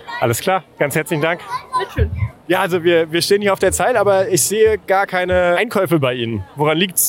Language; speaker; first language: German; native; German